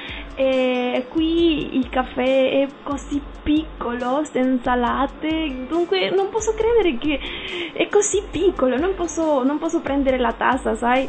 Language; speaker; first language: Italian; non-native, learner; Spanish